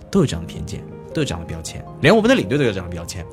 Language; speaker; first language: Chinese; native; Chinese